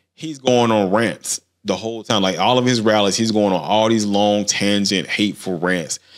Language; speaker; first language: English; native; English